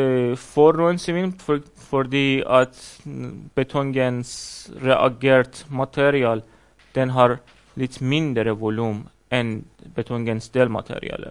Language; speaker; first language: Norwegian; non-native, learner; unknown